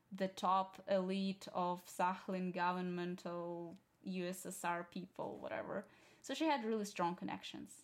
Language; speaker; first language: English; non-native, fluent; Russian